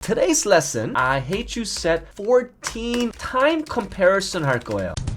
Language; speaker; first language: English; early bilingual, other home language; Korean